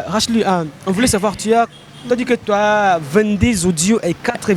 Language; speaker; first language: French; non-native, local second language; Rundi